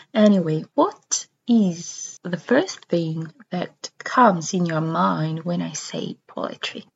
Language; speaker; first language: English; non-native, fluent; Italian